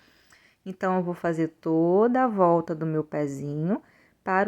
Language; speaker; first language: Portuguese; native; Portuguese